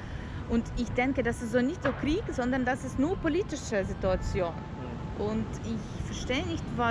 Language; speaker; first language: German; non-native, learner; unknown